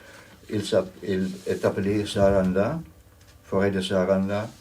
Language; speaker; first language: French; non-native, learner; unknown